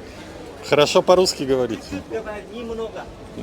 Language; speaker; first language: Russian; native; Russian